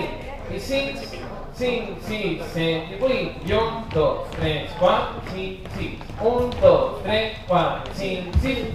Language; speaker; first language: Spanish; native; Spanish